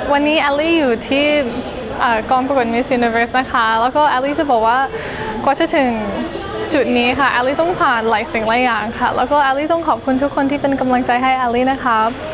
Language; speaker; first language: Thai; early bilingual, heritage; Thai